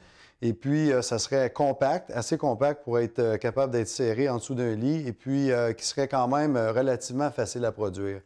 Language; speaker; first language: French; native; French